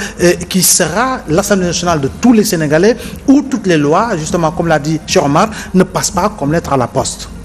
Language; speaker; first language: French; non-native, local second language; Wolof